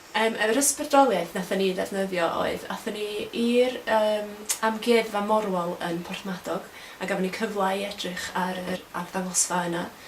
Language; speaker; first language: Welsh; non-native, fluent; Polish